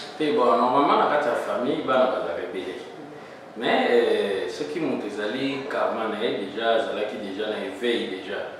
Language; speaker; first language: Lingala; native; Lingala